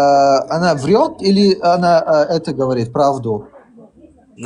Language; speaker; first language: Russian; early bilingual, heritage; Chechen